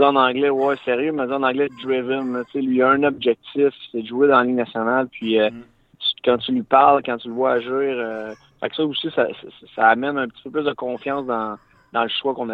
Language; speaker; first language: French; native; French